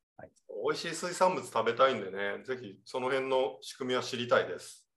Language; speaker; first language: Japanese; native; Japanese